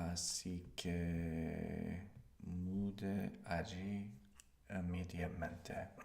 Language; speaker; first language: Spanish; non-native, learner; English